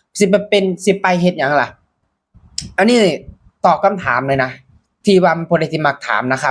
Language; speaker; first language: Thai; non-native, local second language; Northeastern Thai